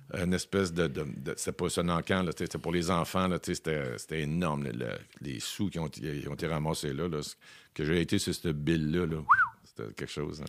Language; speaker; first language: French; native; French